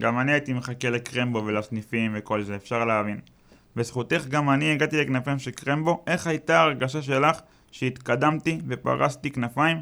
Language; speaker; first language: Hebrew; native; Hebrew